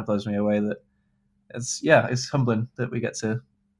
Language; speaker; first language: English; native; English